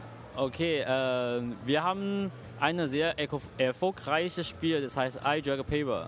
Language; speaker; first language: German; non-native, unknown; Chinese